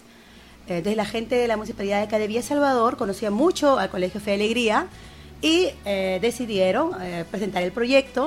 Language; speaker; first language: Spanish; native; Spanish